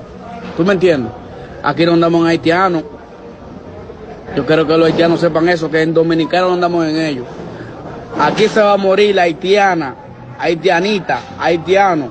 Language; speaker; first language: Spanish; native; Spanish